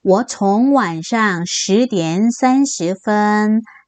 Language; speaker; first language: Chinese; non-native, fluent; Korean